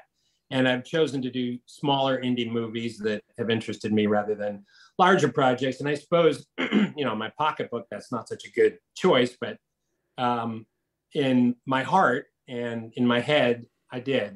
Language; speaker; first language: English; native; English